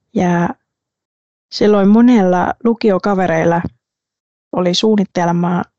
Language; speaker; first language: Finnish; non-native, fluent; Vietnamese